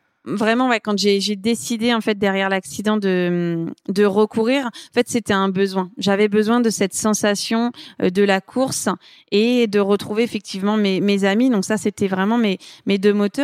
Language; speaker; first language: French; native; French